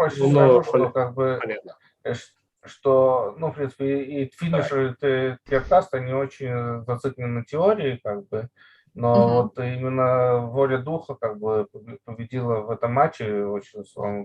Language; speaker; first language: Russian; native; Russian